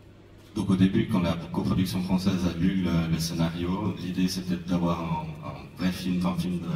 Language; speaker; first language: French; native; French